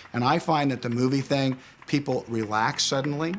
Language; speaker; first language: English; native; English